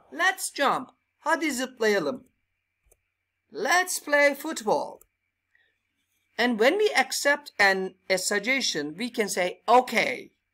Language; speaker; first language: English; non-native, fluent; Turkish